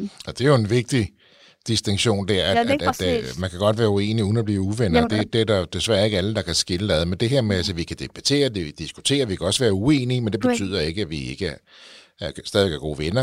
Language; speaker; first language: Danish; native; Danish